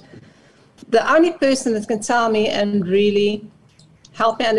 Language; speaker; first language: English; non-native, local second language; Afrikaans